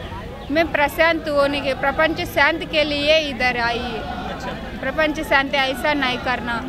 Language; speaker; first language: Hindi; non-native, local second language; Telugu